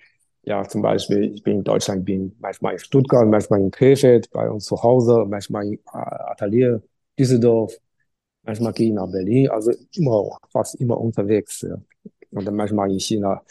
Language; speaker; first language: German; non-native, fluent; Chinese